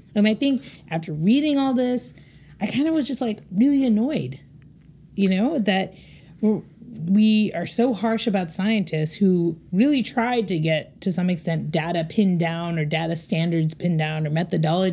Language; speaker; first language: English; native; English